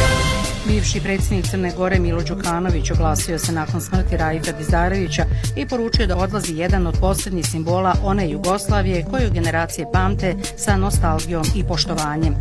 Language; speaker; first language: Bosnian; native; Bosnian